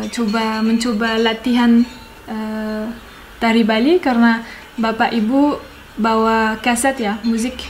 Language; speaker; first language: Indonesian; non-native, fluent; French